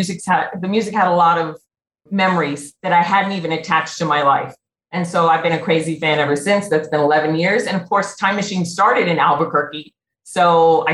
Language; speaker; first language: English; native; English